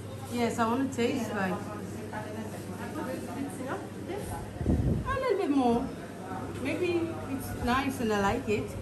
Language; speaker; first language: English; non-native, fluent; French